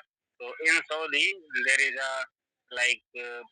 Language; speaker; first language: English; non-native, learner; Hindi